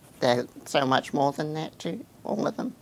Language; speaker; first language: English; native; English